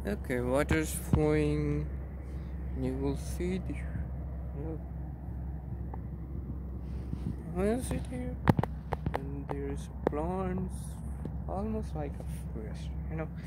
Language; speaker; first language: English; non-native, learner; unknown